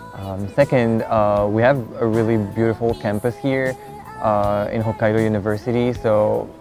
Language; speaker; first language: English; non-native, fluent; French